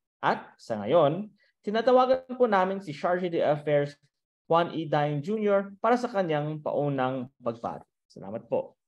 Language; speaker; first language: Filipino; native; Filipino